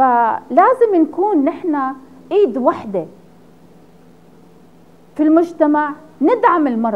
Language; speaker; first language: Arabic; native; Arabic